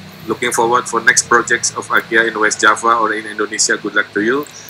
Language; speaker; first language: English; non-native, fluent; Indonesian